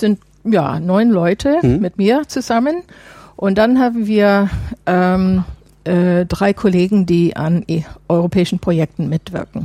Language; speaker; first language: German; non-native, fluent; English